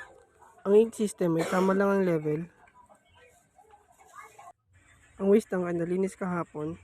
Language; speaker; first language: Filipino; non-native, local second language; Bikol